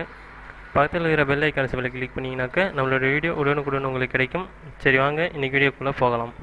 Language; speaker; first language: Tamil; native; Tamil